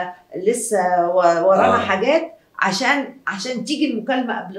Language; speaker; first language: Arabic; native; Arabic